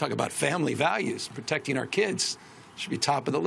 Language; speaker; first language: English; native; English